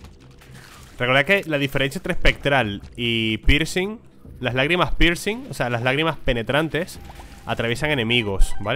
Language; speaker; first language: Spanish; native; Spanish